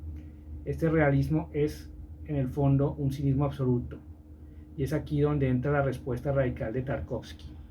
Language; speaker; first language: Spanish; native; Spanish